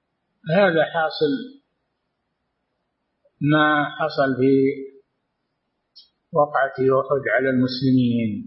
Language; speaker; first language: Arabic; native; Arabic